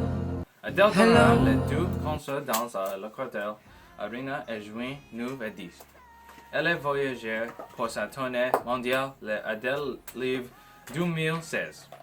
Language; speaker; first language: French; non-native, learner; English